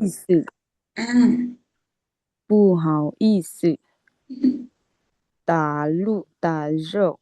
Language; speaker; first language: Chinese; non-native, learner; Lao